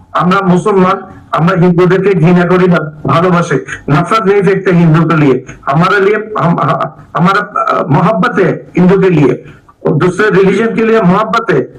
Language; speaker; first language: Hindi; non-native, learner; Bangla